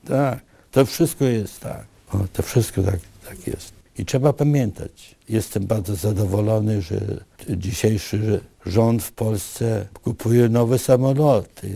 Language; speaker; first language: Polish; early bilingual, other home language; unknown